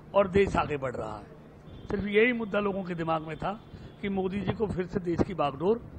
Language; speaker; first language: Hindi; native; Hindi